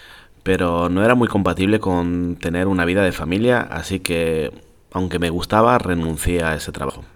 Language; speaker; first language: Spanish; non-native, fluent; French